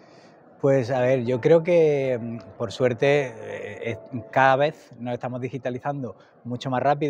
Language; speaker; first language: Spanish; native; Spanish